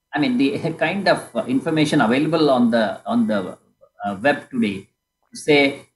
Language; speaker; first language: English; non-native, local second language; Kannada